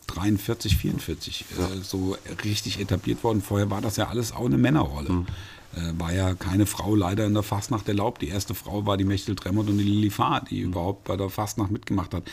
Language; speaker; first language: German; native; German